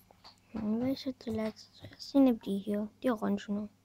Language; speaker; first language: German; early bilingual, other home language; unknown